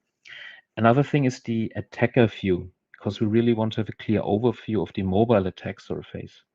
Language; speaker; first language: English; non-native, fluent; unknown